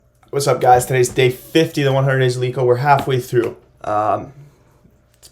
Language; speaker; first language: English; native; English